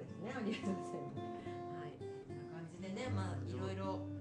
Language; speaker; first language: Japanese; native; Japanese